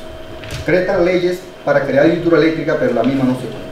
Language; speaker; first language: Spanish; non-native, local second language; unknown